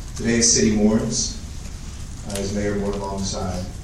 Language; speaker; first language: English; native; English